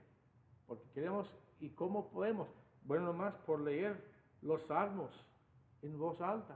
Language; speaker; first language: Spanish; non-native, fluent; English